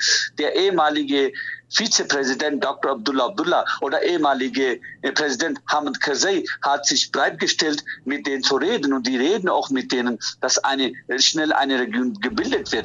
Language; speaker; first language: German; non-native, fluent; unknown